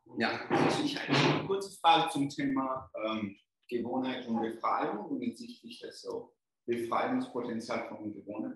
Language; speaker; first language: German; non-native, fluent; Italian